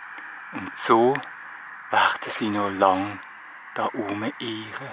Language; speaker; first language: German; native; German